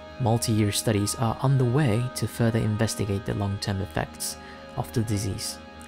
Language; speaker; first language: English; non-native, fluent; Japanese